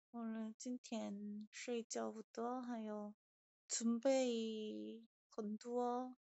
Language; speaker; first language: Chinese; non-native, learner; Korean